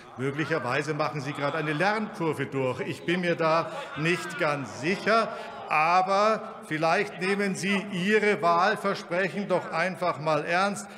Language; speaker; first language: German; native; German